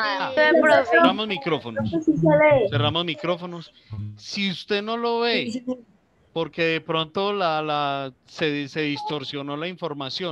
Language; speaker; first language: Spanish; native; Spanish